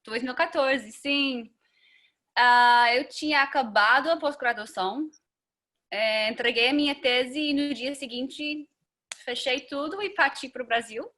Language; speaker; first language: Portuguese; non-native, fluent; English